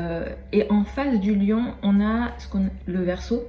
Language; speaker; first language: French; native; French